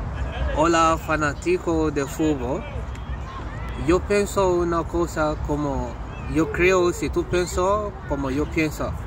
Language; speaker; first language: Spanish; non-native, learner; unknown